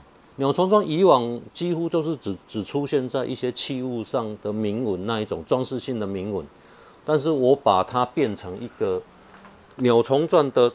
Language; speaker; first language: Chinese; non-native, local second language; Min Nan Chinese